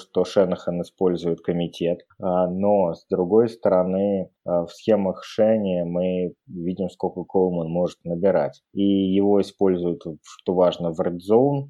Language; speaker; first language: Russian; native; Russian